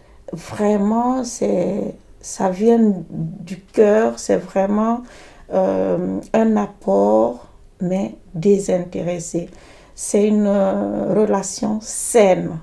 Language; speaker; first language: French; native; French